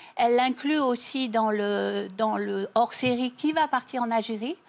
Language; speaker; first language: French; native; French